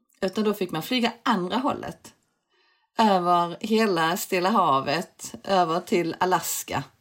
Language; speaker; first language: Swedish; early bilingual, other home language; Korean